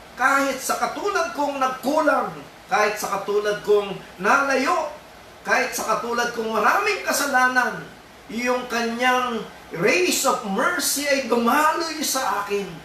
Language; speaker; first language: Filipino; native; Filipino